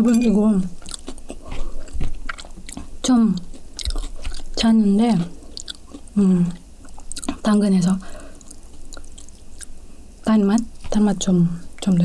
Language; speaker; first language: Korean; non-native, learner; Indonesian